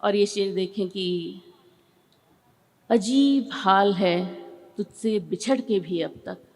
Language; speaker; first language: Hindi; native; Hindi